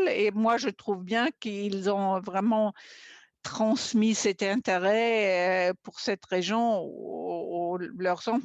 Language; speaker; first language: French; non-native, fluent; German